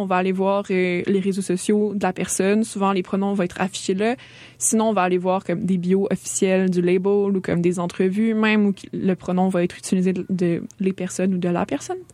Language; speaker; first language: French; native; French